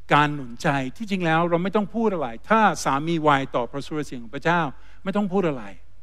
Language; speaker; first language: Thai; non-native, fluent; English